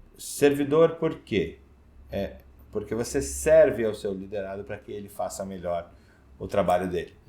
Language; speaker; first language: Portuguese; native; Portuguese